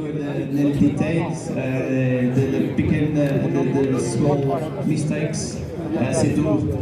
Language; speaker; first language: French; non-native, learner; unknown